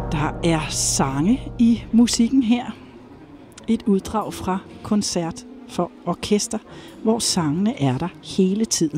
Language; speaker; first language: Danish; native; Danish